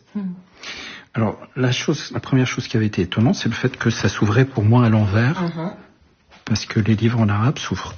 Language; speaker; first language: French; early bilingual, other home language; Arabic